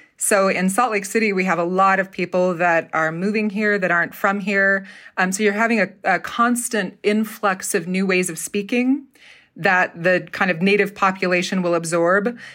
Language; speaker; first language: English; native; English